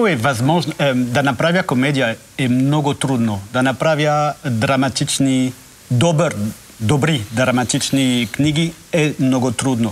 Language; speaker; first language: Bulgarian; non-native, learner; French